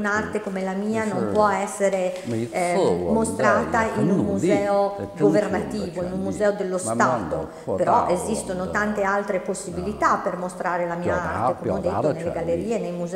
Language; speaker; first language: Italian; non-native, fluent; Chinese